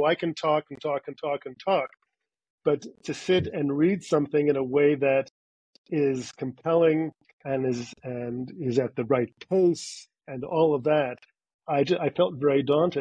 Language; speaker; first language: English; native; English